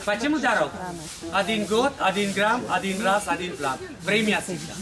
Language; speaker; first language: Russian; non-native, learner; Sinhala